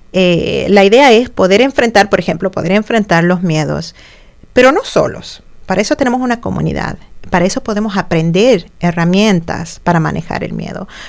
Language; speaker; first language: Spanish; native; Spanish